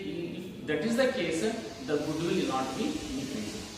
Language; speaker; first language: English; non-native, local second language; Kannada